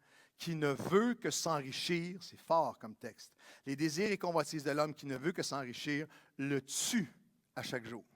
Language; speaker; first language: French; native; French